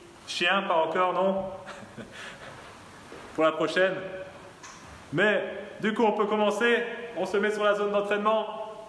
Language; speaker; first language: French; native; French